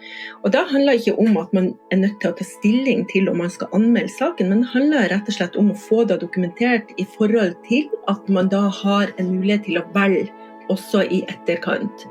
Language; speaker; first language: Norwegian; native; Norwegian